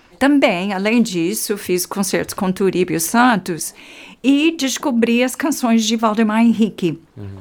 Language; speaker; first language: Portuguese; non-native, fluent; English